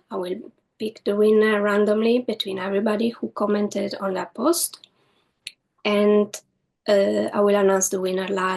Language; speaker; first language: English; non-native, fluent; Italian